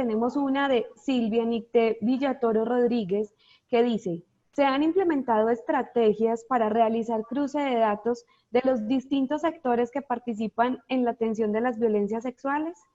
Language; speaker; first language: Spanish; native; Spanish